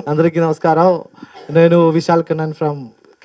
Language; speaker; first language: Telugu; non-native, learner; Malayalam